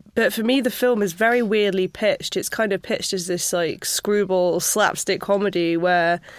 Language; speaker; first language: English; native; English